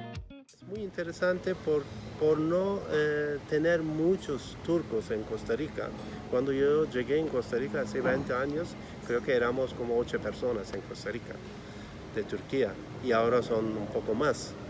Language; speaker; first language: Spanish; non-native, fluent; Turkish